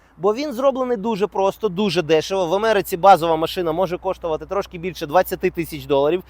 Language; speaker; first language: Ukrainian; non-native, local second language; Russian